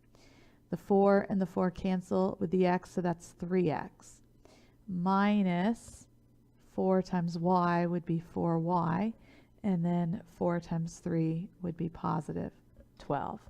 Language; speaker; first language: English; native; English